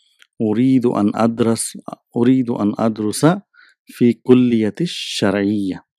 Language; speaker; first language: Arabic; non-native, fluent; English